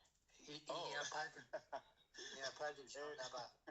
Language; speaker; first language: French; non-native, learner; English